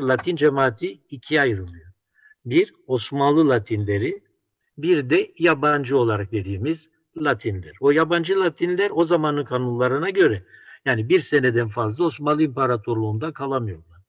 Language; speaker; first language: Turkish; non-native, local second language; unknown